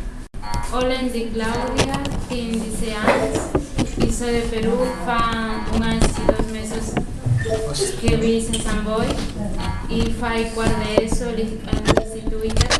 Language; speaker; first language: Catalan; non-native, learner; Spanish